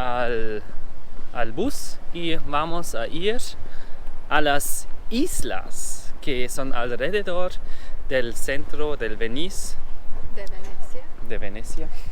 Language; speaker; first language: Spanish; non-native, learner; German